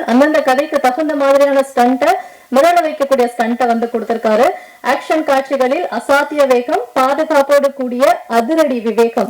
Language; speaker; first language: Tamil; native; Tamil